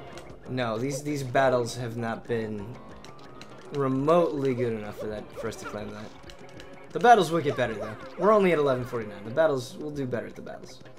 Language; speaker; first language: English; native; English